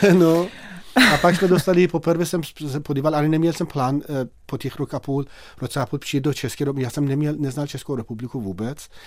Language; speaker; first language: Czech; non-native, fluent; Persian